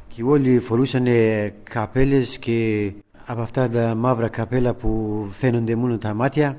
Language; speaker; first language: Greek; non-native, learner; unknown